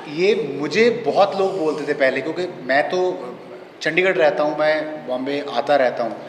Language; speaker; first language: Hindi; non-native, local second language; Punjabi